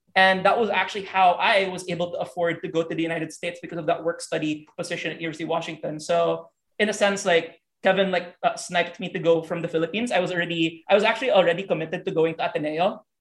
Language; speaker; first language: English; non-native, local second language; Hiligaynon